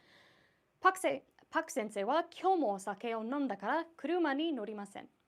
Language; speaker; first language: Japanese; non-native, fluent; English